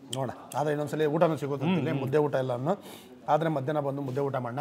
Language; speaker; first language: Kannada; native; Kannada